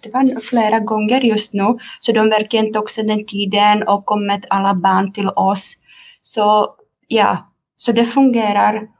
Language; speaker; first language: Swedish; non-native, fluent; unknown